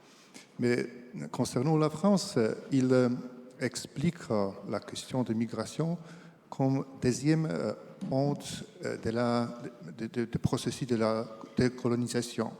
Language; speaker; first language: French; non-native, fluent; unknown